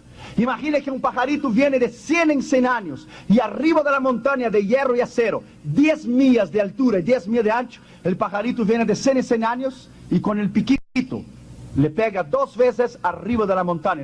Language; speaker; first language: Spanish; non-native, fluent; Portuguese